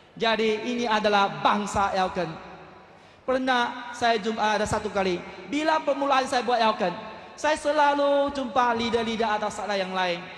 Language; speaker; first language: Malay; non-native, local second language; Chinese